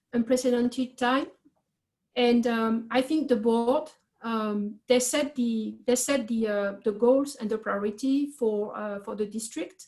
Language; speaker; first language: English; non-native, fluent; French